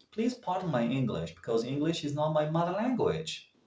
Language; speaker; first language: English; non-native, fluent; Arabic